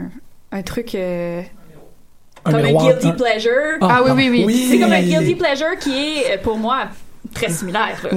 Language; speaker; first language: French; native; French